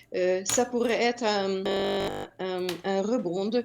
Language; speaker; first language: French; non-native, fluent; Hungarian